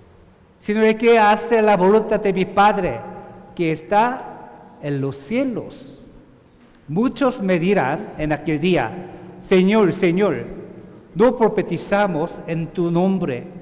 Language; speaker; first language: Spanish; non-native, fluent; Korean